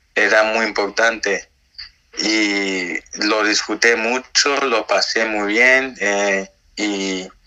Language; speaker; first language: Spanish; non-native, fluent; Nigerian Pidgin